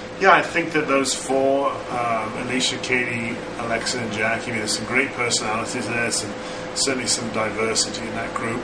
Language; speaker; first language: English; native; English